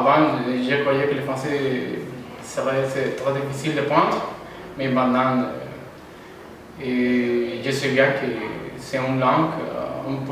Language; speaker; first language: French; non-native, learner; Spanish